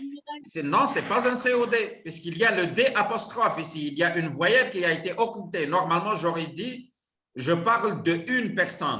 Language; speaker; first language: French; non-native, local second language; Arabic